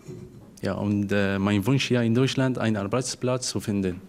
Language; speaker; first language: German; non-native, learner; Arabic